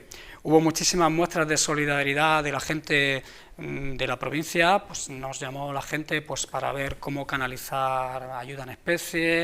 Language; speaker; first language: Spanish; native; Spanish